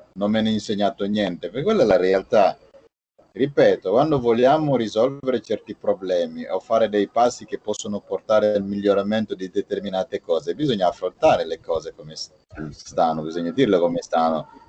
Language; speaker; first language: Italian; non-native, fluent; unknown